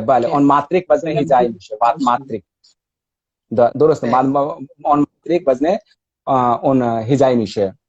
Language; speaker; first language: Persian; non-native, fluent; Hindi